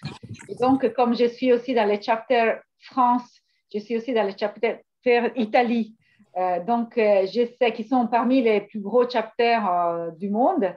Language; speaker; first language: French; non-native, fluent; Italian